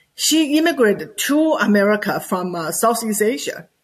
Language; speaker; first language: English; non-native, fluent; Chinese